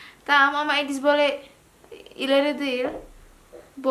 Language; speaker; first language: Turkish; non-native, learner; Indonesian